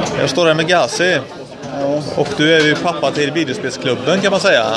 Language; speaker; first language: Swedish; native; Swedish